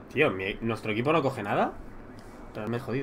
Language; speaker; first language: Spanish; native; Spanish